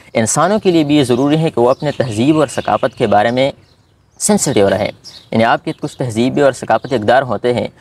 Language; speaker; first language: Urdu; non-native, local second language; Pashto